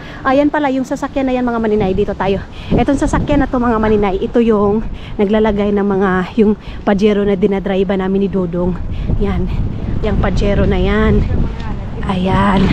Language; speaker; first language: Filipino; non-native, local second language; Cebuano